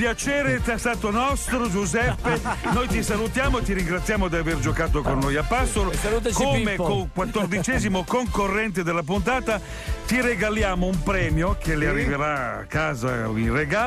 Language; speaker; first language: Italian; native; Italian